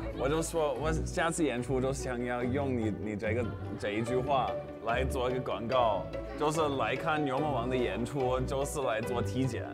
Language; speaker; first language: Chinese; non-native, fluent; English